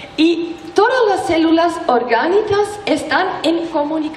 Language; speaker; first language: Spanish; non-native, learner; German